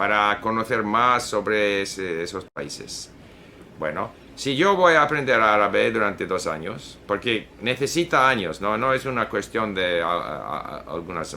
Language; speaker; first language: Spanish; non-native, fluent; Swedish